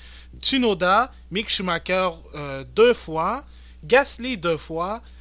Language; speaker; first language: French; native; French